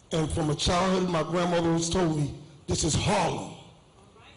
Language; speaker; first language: English; native; English